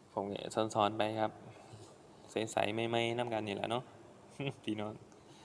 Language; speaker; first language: Thai; non-native, local second language; Northeastern Thai